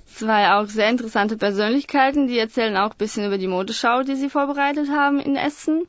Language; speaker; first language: German; non-native, fluent; Russian